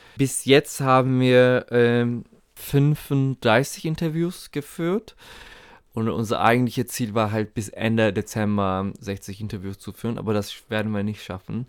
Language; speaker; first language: German; non-native, fluent; Turkish